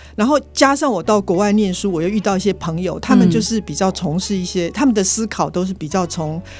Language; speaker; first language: Chinese; non-native, local second language; Min Nan Chinese